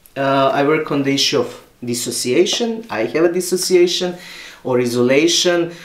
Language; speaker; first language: English; non-native, learner; Serbian